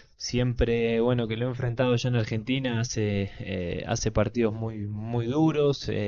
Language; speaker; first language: Spanish; native; Spanish